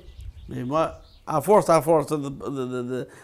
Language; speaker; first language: French; non-native, fluent; Portuguese